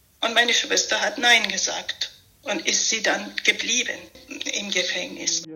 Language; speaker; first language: German; non-native, fluent; Persian